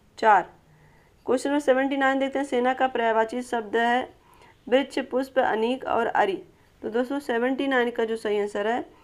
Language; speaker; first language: Hindi; native; Hindi